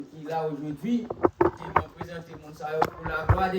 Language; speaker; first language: French; non-native, local second language; Haitian Creole